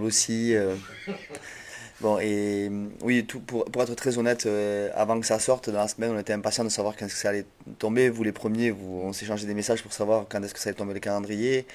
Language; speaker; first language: French; native; French